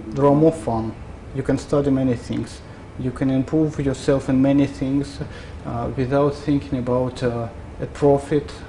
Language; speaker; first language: English; non-native, fluent; Russian